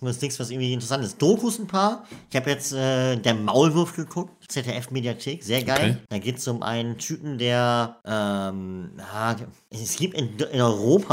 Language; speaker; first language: German; native; German